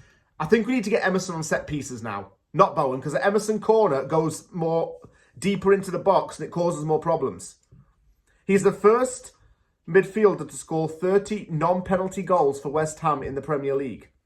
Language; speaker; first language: English; native; English